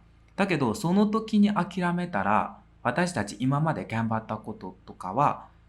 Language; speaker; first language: Japanese; non-native, fluent; Burmese